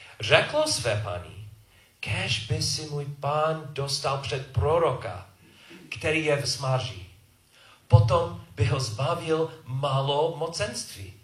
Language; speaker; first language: Czech; non-native, learner; English